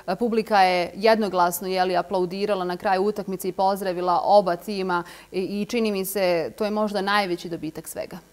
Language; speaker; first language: Croatian; native; Croatian